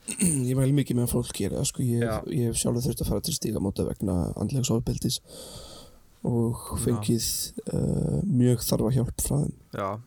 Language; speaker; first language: Icelandic; native; Icelandic